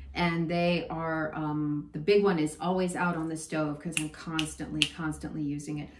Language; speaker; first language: English; native; English